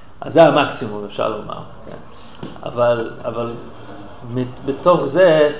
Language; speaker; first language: Hebrew; non-native, fluent; English